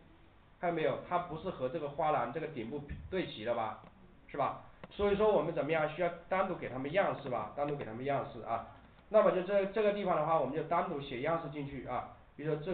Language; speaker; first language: Chinese; native; Chinese